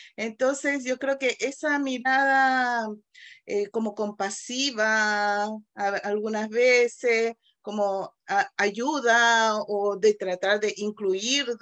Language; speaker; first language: Spanish; native; Spanish